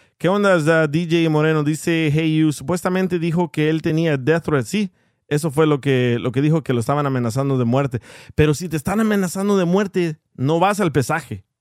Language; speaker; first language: Spanish; early bilingual, heritage; Spanish